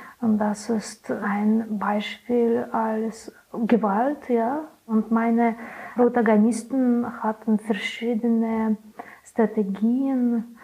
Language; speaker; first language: German; non-native, learner; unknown